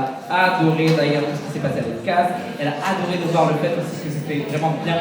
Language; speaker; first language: French; native; French